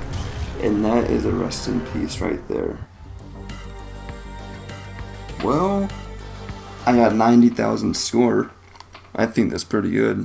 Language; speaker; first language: English; native; English